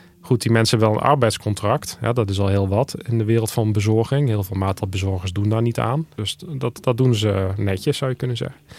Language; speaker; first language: Dutch; native; Dutch